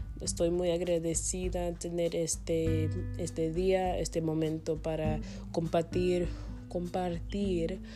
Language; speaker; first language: Spanish; non-native, learner; English